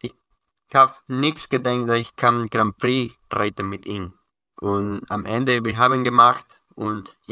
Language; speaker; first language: German; non-native, learner; Spanish